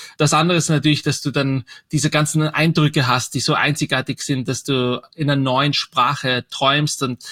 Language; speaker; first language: German; native; German